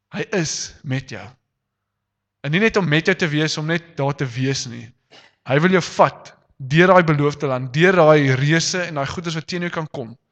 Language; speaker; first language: Afrikaans; native; Afrikaans